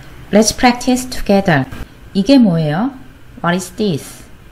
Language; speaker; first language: English; non-native, fluent; Korean